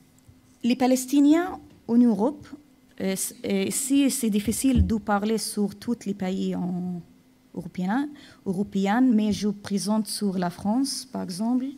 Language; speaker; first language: French; non-native, fluent; Arabic